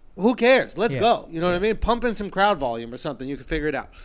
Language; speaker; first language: English; native; English